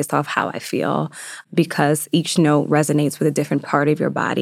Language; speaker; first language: English; native; English